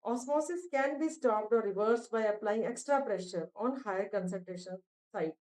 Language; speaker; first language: English; non-native, local second language; Punjabi